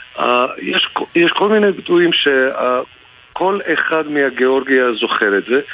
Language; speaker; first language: Hebrew; non-native, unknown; Georgian